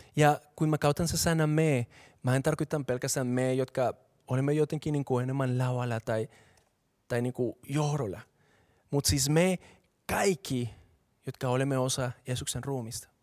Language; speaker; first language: Finnish; non-native, fluent; Spanish